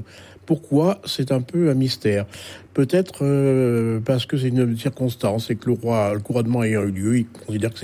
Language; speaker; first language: French; native; French